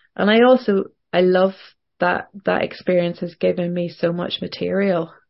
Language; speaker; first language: English; native; English